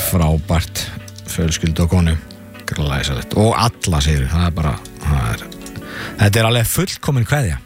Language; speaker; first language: Icelandic; native; Icelandic